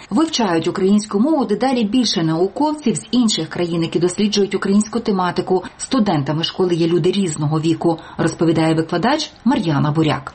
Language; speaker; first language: Ukrainian; native; Ukrainian